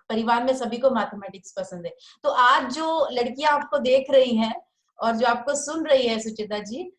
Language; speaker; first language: Hindi; native; Hindi